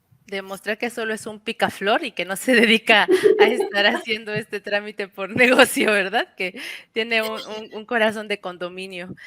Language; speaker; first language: Spanish; native; Spanish